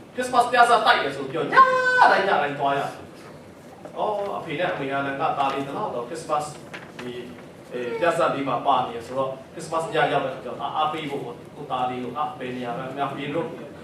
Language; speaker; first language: Burmese; non-native, local second language; Kachin